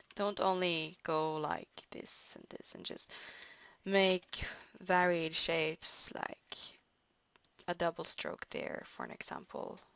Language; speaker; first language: English; non-native, fluent; Norwegian